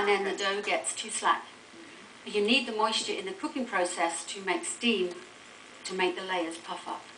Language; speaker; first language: English; native; English